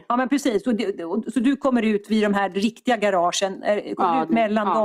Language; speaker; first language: Swedish; native; Swedish